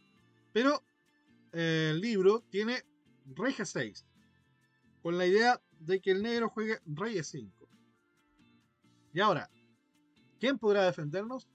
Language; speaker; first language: Spanish; native; Spanish